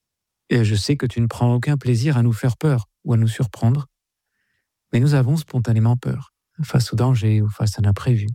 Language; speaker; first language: French; native; French